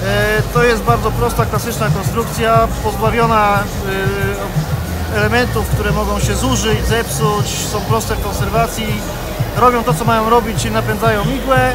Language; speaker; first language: Polish; native; Polish